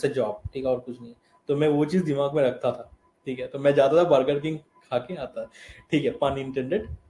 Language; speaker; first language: Hindi; non-native, local second language; Bangla